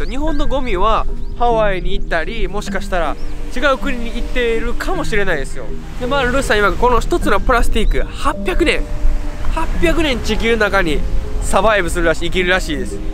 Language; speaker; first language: Japanese; native; Japanese